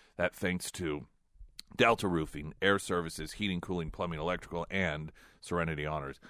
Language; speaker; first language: English; native; English